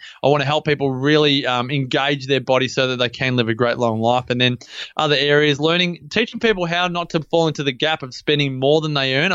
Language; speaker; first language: English; native; English